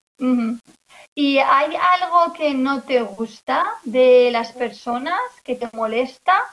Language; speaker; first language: Spanish; native; Spanish